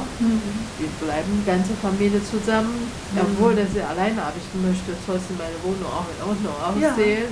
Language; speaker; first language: German; non-native, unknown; Chinese